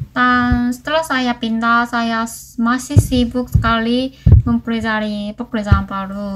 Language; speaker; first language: Indonesian; non-native, fluent; Korean